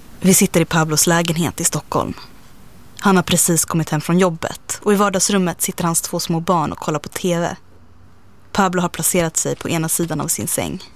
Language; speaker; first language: Swedish; native; Swedish